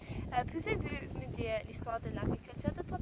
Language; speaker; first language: French; non-native, learner; English